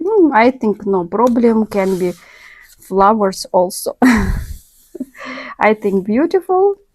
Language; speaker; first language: English; non-native, learner; Russian